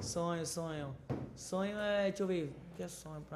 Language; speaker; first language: Portuguese; native; Portuguese